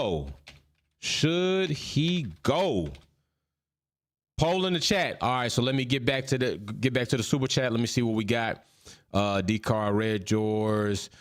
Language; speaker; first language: English; native; English